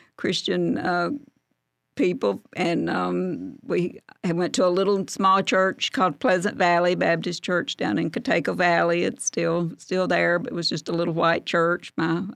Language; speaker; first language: English; native; English